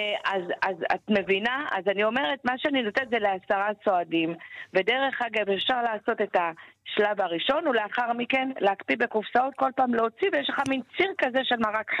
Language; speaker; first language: Hebrew; native; Hebrew